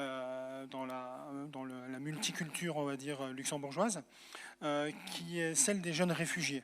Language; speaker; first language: French; native; French